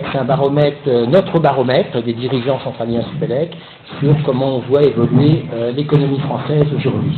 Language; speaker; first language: French; native; French